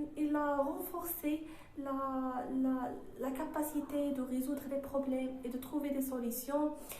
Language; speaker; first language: French; non-native, local second language; Arabic